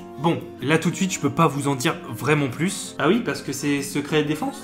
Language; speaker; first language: French; native; French